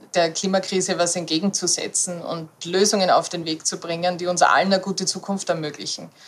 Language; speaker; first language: German; native; German